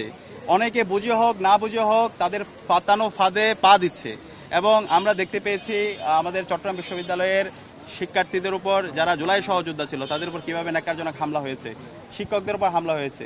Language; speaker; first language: Bangla; native; Bangla